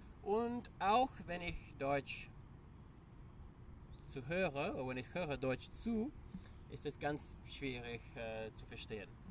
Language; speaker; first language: German; non-native, learner; English